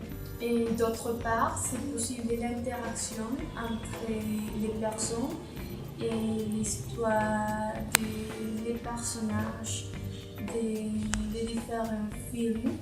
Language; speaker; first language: French; non-native, learner; Spanish